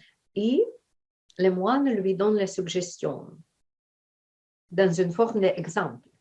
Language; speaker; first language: French; non-native, fluent; Ukrainian